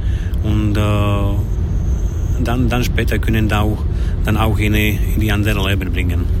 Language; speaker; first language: German; non-native, learner; Slovak